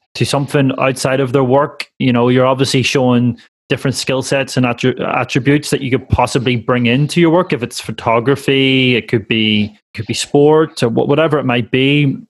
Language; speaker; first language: English; native; English